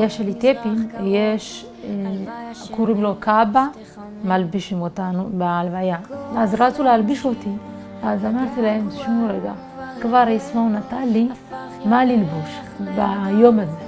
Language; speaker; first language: Hebrew; non-native, fluent; Amharic